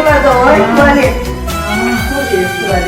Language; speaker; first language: Russian; non-native, local second language; Uzbek